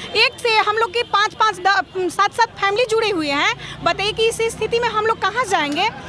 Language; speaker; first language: Hindi; native; Hindi